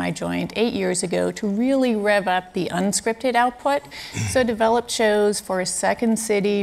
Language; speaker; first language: English; native; English